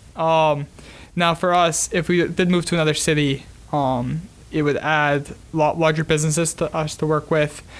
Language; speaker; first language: English; native; English